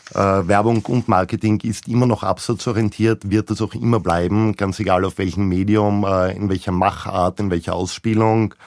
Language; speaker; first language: German; native; German